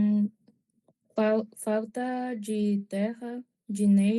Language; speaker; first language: Portuguese; non-native, learner; Spanish